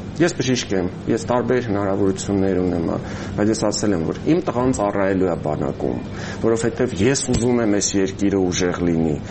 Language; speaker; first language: Armenian; native; Armenian